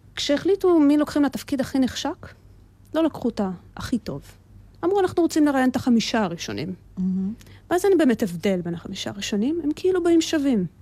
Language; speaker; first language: Hebrew; early bilingual, other home language; Russian